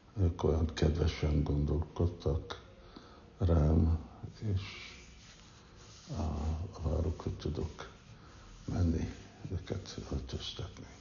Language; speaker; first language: Hungarian; early bilingual, heritage; Hungarian